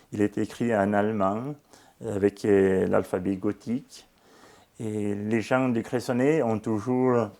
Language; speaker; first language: French; non-native, local second language; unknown